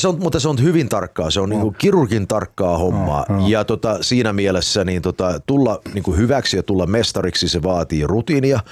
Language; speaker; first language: Finnish; early bilingual, heritage; Finnish